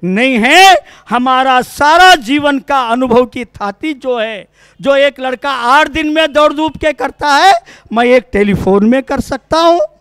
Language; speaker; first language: Hindi; non-native, local second language; Kannada